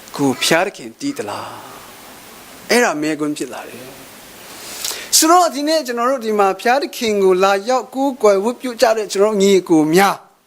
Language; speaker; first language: Burmese; non-native, local second language; Kachin